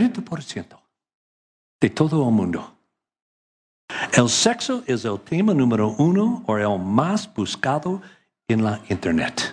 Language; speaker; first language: Spanish; non-native, learner; English